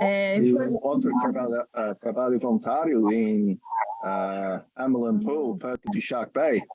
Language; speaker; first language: Portuguese; non-native, learner; English